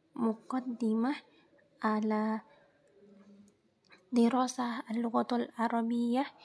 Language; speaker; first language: Arabic; non-native, learner; Indonesian